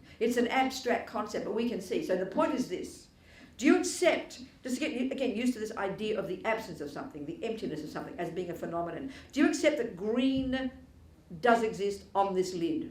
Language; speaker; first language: English; native; English